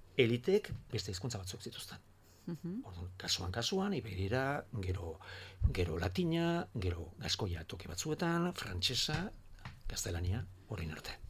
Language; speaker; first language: Basque; non-native, local second language; Spanish